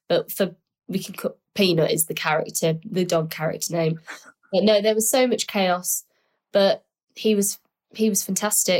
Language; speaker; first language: English; native; English